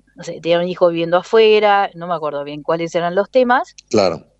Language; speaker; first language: Spanish; native; Spanish